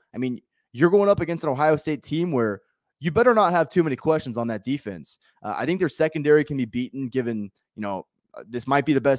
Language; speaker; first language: English; native; English